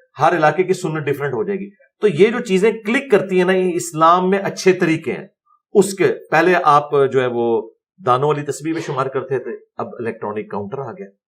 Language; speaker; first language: Urdu; native; Urdu